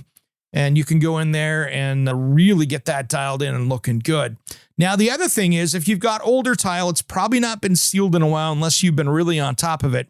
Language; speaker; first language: English; native; English